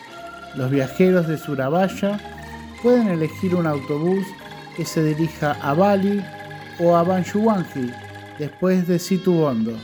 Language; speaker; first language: Spanish; non-native, fluent; Indonesian